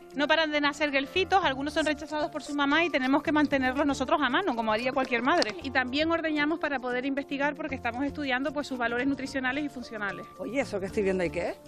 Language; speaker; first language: Spanish; native; Spanish